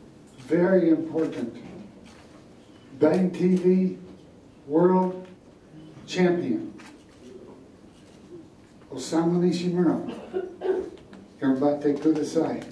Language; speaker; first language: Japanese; non-native, learner; English